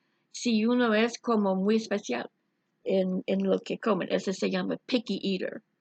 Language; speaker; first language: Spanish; non-native, fluent; English